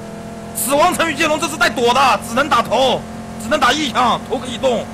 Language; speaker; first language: Chinese; native; Chinese